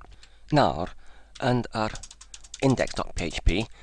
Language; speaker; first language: Welsh; non-native, learner; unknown